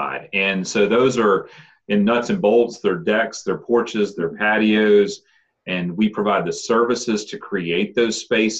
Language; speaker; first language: English; native; English